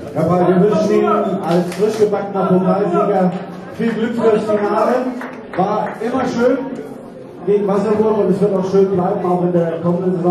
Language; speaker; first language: German; native; German